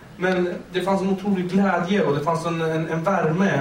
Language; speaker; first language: Swedish; early bilingual, other home language; Kurdish